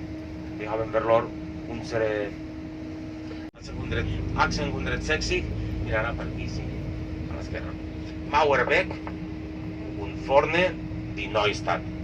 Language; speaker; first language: German; non-native, learner; Catalan